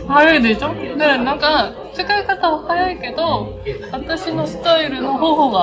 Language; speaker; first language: Japanese; non-native, learner; Korean